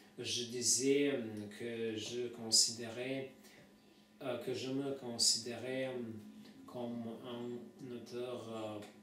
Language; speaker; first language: French; non-native, fluent; Russian